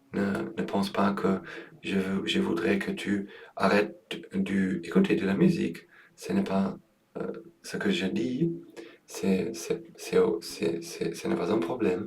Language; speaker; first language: French; non-native, learner; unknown